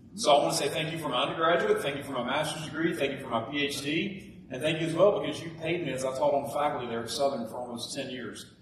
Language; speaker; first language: English; native; English